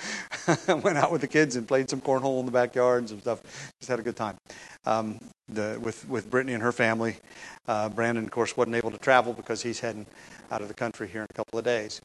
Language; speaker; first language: English; native; English